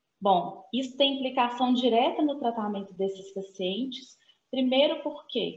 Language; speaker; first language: Portuguese; native; Portuguese